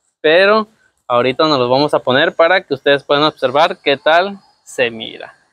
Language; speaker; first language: Spanish; native; Spanish